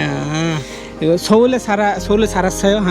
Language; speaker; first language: Korean; non-native, learner; Bangla